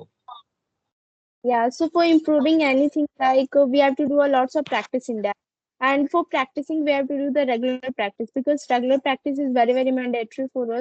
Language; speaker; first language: English; non-native, learner; Hindi